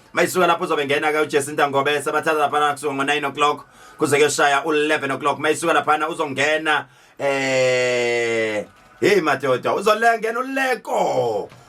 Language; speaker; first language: Zulu; native; Zulu